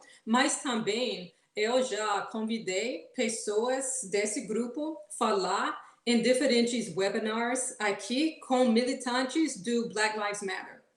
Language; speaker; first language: Portuguese; non-native, fluent; English